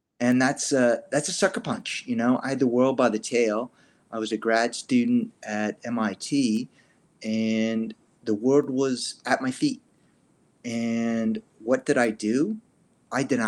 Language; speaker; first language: English; native; English